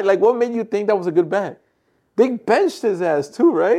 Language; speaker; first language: English; early bilingual, other home language; Spanish